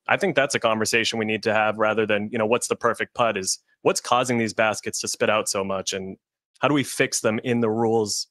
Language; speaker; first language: English; native; English